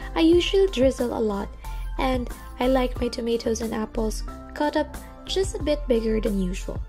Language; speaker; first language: English; non-native, local second language; Filipino